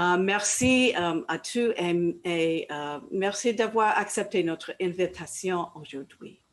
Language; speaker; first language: French; non-native, learner; English